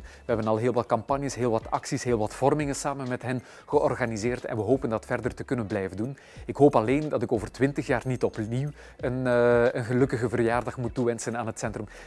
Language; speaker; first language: Dutch; native; Dutch